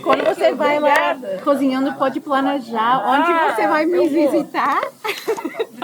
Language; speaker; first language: Portuguese; early bilingual, heritage; Portuguese